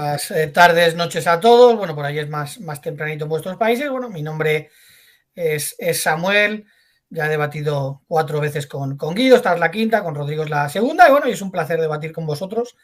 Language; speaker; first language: Spanish; native; Spanish